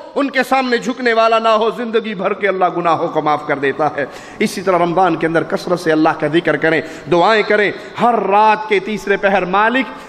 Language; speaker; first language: Urdu; non-native, local second language; Punjabi